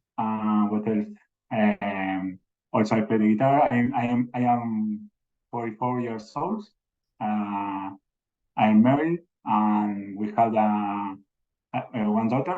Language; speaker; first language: English; non-native, learner; Spanish